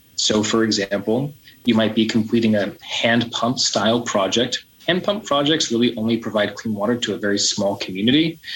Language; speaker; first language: English; native; English